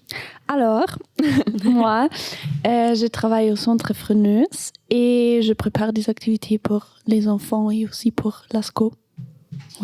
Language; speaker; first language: French; non-native, learner; German